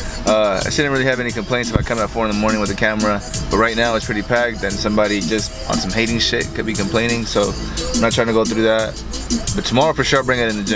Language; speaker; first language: English; early bilingual, other home language; Spanish